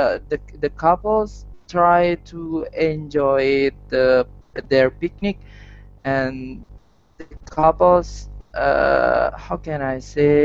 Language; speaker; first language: English; non-native, learner; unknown